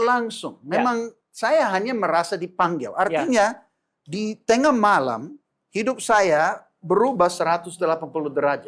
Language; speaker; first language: Indonesian; non-native, fluent; English